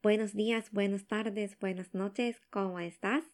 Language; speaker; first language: Spanish; non-native, learner; Japanese